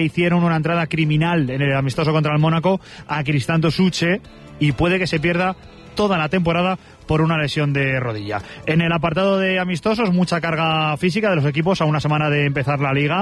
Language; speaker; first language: Spanish; native; Spanish